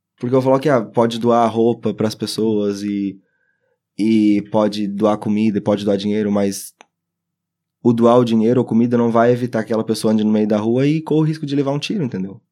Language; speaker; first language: Portuguese; native; Portuguese